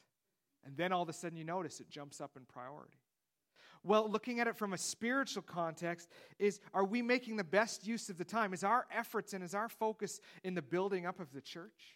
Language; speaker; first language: English; native; English